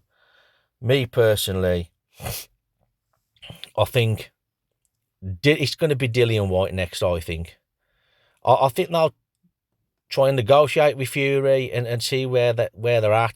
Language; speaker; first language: English; native; English